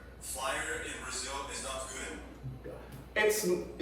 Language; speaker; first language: English; non-native, learner; Portuguese